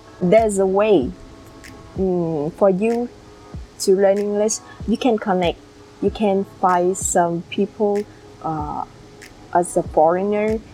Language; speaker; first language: English; non-native, learner; Vietnamese